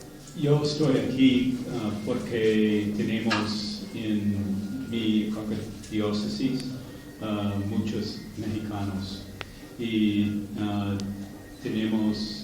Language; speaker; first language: Spanish; non-native, learner; English